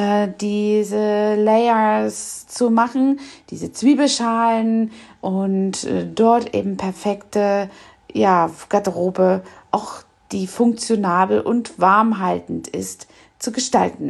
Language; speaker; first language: German; native; German